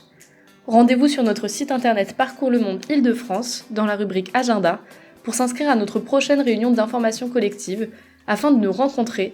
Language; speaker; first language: French; native; French